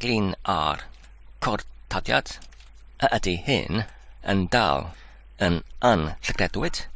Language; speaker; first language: Welsh; non-native, learner; English